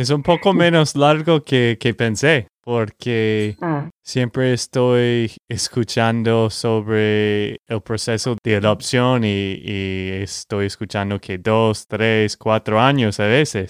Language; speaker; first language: Spanish; non-native, fluent; English